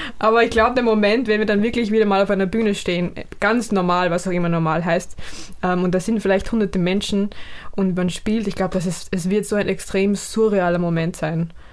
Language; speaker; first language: German; native; German